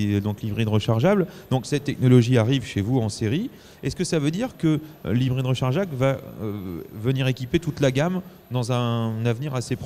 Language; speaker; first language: French; native; French